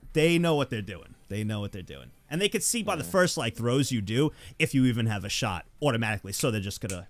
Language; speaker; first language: English; native; English